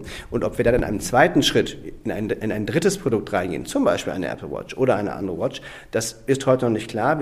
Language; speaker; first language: German; native; German